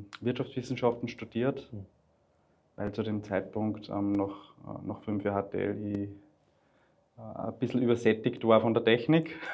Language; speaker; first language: German; native; German